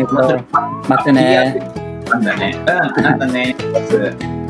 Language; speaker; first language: Japanese; non-native, learner; English